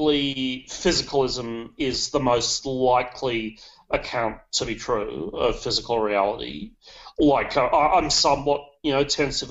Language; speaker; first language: English; native; English